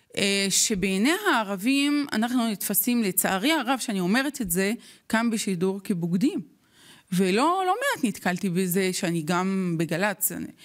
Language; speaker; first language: Hebrew; non-native, local second language; Arabic